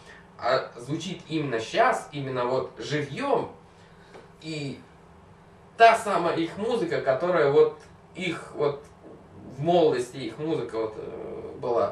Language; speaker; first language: Russian; native; Russian